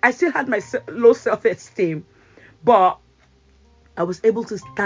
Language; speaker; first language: English; non-native, local second language; Yoruba